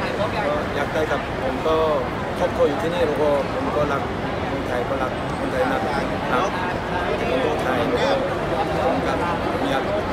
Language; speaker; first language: Thai; non-native, fluent; Korean